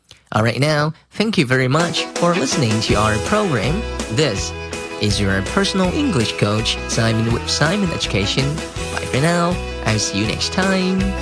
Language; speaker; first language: English; non-native, fluent; Chinese